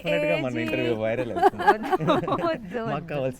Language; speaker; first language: Telugu; native; Telugu